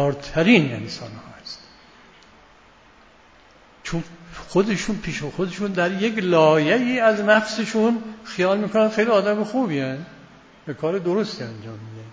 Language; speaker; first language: Persian; native; Persian